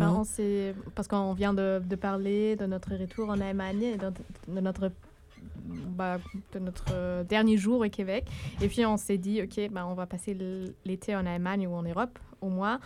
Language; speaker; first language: French; non-native, fluent; German